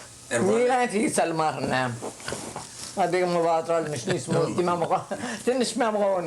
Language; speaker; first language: Irish; native; Irish